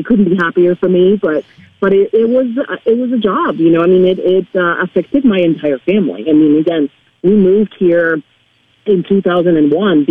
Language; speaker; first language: English; non-native, fluent; Spanish